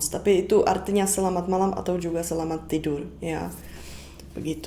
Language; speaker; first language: Indonesian; non-native, fluent; Czech